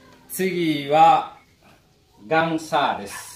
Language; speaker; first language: Japanese; non-native, fluent; Indonesian